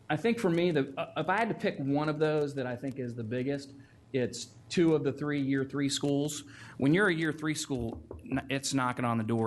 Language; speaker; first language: English; native; English